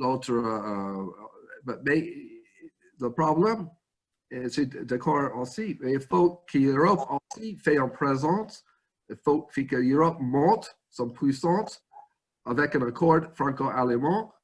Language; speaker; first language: French; non-native, fluent; English